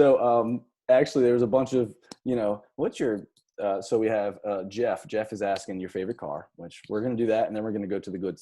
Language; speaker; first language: English; native; English